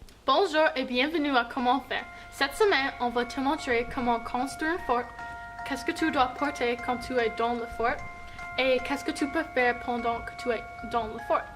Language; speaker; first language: French; non-native, learner; English